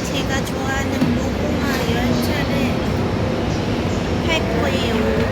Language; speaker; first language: Korean; native; Korean